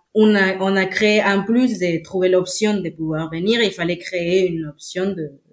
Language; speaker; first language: French; non-native, fluent; Spanish